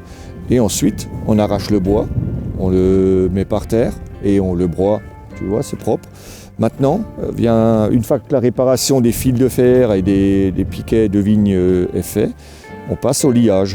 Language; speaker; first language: French; native; French